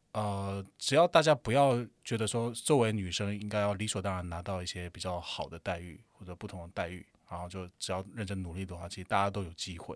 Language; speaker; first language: Chinese; non-native, fluent; Korean